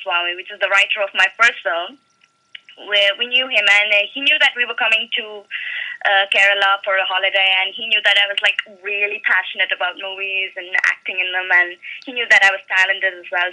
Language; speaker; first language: English; non-native, local second language; Malayalam